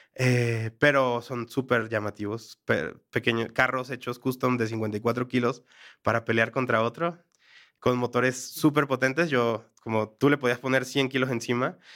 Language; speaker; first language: Spanish; native; Spanish